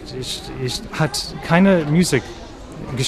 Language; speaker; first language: German; non-native, learner; English